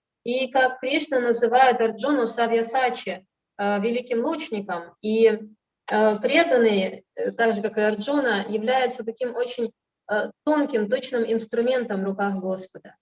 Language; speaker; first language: Russian; native; Russian